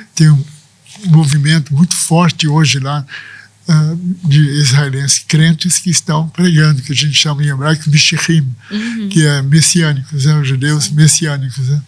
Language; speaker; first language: Portuguese; native; Portuguese